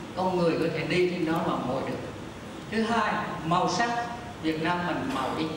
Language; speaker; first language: Vietnamese; native; Vietnamese